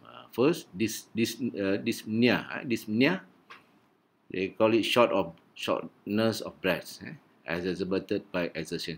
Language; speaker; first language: English; non-native, local second language; Malay